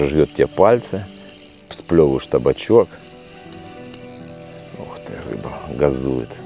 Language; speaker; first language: Russian; native; Russian